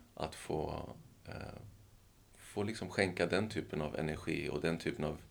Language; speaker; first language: Swedish; native; Swedish